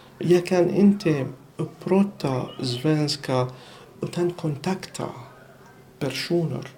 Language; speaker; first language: Swedish; non-native, learner; Arabic